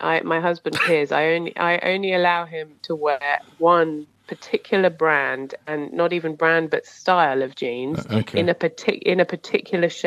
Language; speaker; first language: English; native; English